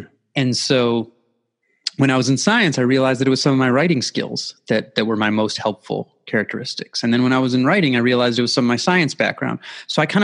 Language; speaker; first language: English; native; English